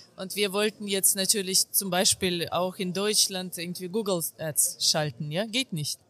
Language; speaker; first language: German; non-native, fluent; Ukrainian